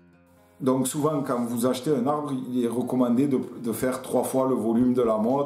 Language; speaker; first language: French; native; French